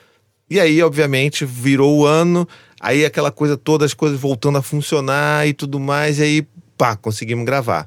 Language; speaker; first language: Portuguese; native; Portuguese